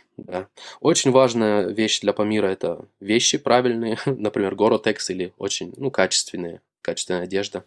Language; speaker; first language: Russian; native; Russian